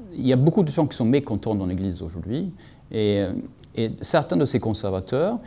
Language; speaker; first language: French; non-native, fluent; Swedish